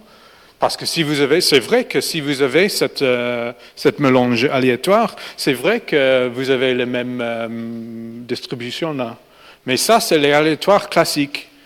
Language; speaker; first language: French; non-native, fluent; English